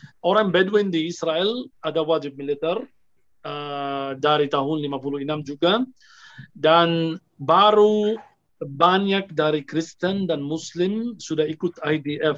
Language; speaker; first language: Indonesian; non-native, fluent; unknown